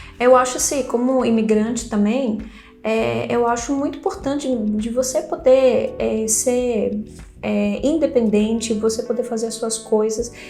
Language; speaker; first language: Portuguese; non-native, fluent; Greek